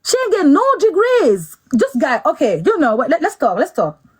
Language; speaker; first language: English; non-native, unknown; Wolof